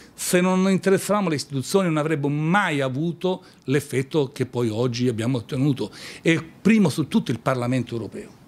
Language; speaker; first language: Italian; native; Italian